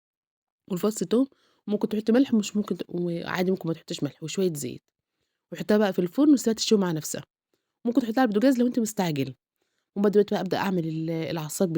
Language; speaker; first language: Arabic; native; Arabic